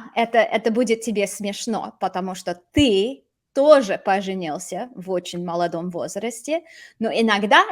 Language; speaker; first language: Russian; non-native, fluent; English